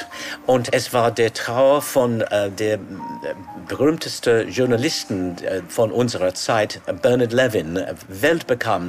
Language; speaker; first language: German; non-native, fluent; English